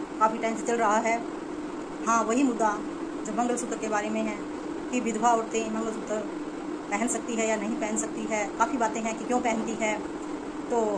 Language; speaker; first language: Hindi; native; Hindi